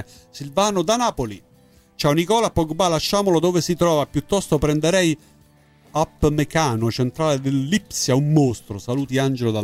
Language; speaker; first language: Italian; native; Italian